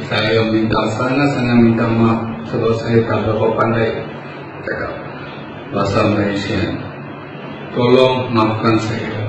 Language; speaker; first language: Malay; non-native, fluent; Bangla